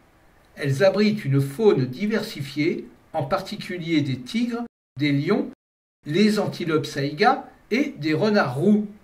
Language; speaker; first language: French; native; French